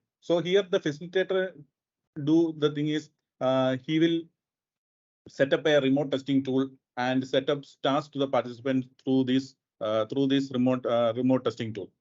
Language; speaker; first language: English; non-native, local second language; Malayalam